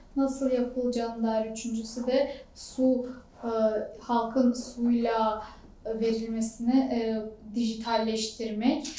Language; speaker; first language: Turkish; non-native, fluent; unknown